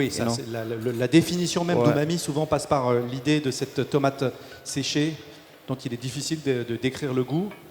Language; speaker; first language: French; native; French